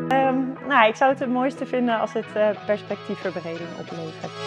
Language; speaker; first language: Dutch; native; Dutch